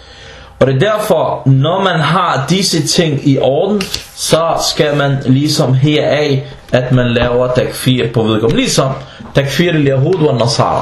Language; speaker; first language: Danish; non-native, fluent; Arabic